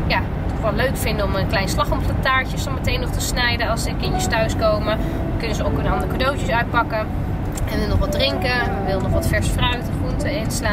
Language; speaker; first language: Dutch; native; Dutch